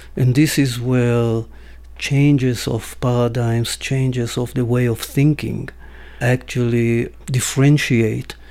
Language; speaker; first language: English; non-native, fluent; Hebrew